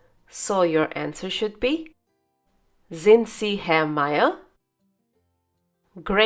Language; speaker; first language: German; non-native, fluent; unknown